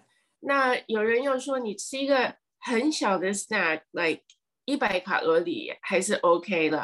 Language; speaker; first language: Chinese; early bilingual, heritage; English